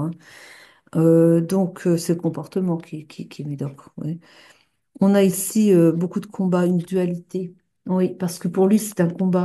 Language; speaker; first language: French; native; French